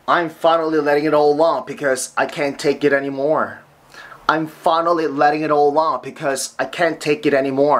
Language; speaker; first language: English; non-native, fluent; Korean